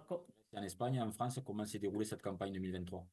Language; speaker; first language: French; native; French